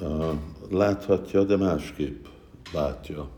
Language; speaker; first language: Hungarian; early bilingual, heritage; Hungarian